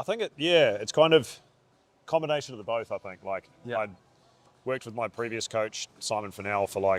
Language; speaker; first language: English; native; English